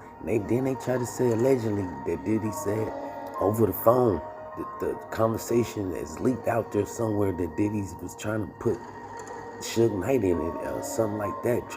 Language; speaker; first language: English; native; English